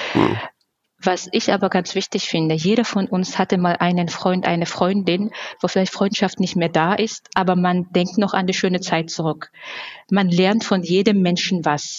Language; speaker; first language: German; non-native, fluent; Georgian